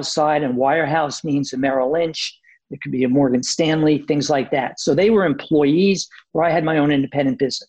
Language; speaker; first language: English; native; English